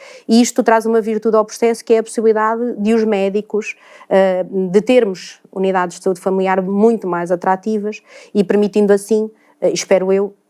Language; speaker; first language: Portuguese; native; Portuguese